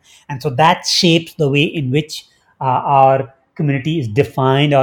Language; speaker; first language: English; non-native, local second language; Hindi